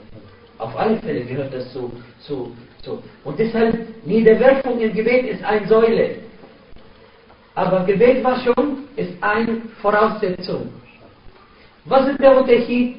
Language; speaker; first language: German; non-native, fluent; Arabic